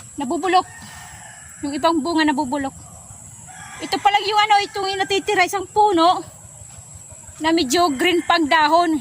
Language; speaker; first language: Filipino; non-native, local second language; Waray